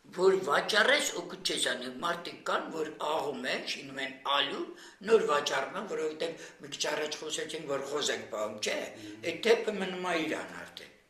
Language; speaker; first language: Armenian; native; Armenian